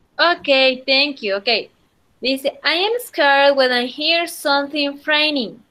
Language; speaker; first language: English; non-native, learner; Spanish